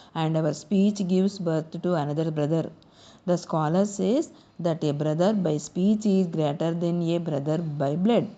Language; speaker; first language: English; non-native, local second language; Telugu